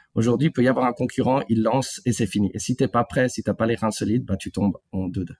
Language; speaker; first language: French; native; French